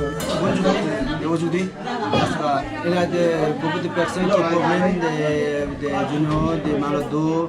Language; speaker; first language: French; non-native, learner; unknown